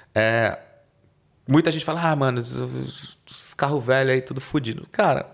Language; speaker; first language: Portuguese; non-native, local second language; Spanish